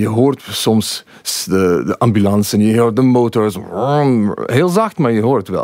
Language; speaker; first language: Dutch; non-native, fluent; English